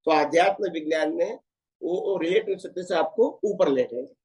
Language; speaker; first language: Hindi; non-native, local second language; Gujarati